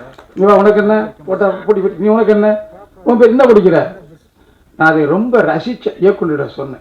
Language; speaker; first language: Tamil; native; Tamil